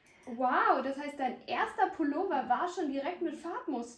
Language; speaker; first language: German; native; German